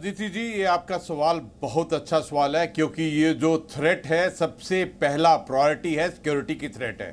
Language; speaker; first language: Hindi; native; Hindi